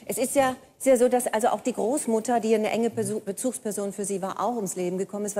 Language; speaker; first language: German; native; German